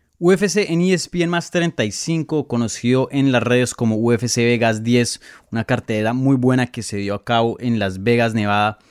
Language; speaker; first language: Spanish; native; Spanish